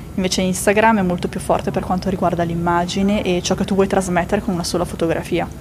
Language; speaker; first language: Italian; native; Italian